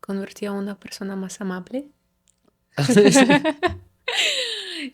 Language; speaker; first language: Spanish; non-native, fluent; Russian